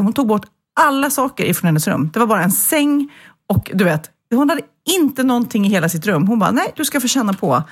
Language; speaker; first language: Swedish; native; Swedish